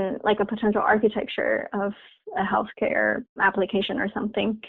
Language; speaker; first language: English; non-native, fluent; Chinese